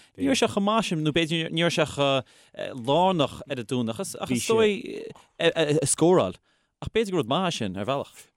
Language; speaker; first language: Irish; non-native, local second language; English